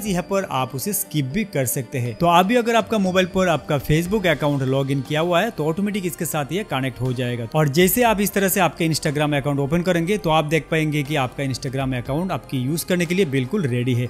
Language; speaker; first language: Hindi; non-native, local second language; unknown